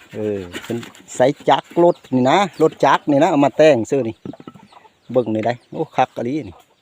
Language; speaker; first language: Thai; native; Thai